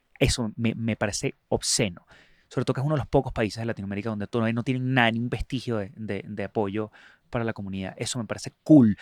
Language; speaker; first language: Spanish; native; Spanish